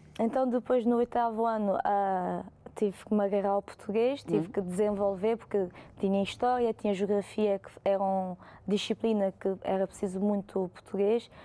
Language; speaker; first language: Portuguese; non-native, fluent; French